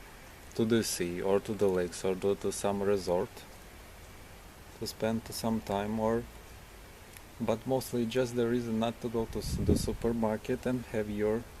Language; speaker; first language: English; non-native, learner; Ukrainian